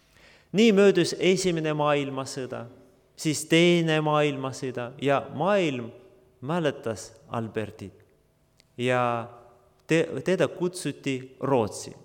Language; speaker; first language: Estonian; non-native, local second language; Russian